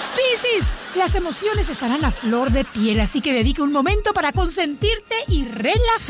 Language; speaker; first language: Spanish; native; Spanish